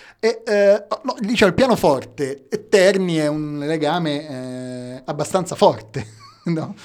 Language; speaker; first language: Italian; native; Italian